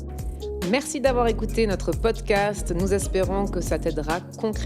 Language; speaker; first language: French; native; French